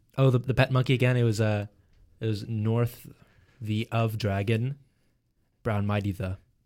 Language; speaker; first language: English; native; English